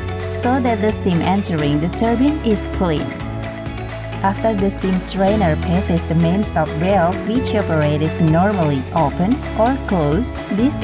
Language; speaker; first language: English; non-native, fluent; Indonesian